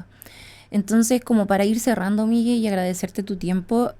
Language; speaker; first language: Spanish; native; Spanish